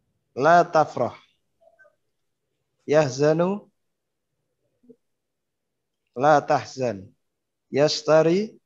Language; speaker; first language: Arabic; non-native, fluent; Indonesian